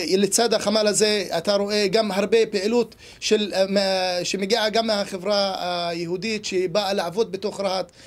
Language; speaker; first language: Hebrew; non-native, local second language; Arabic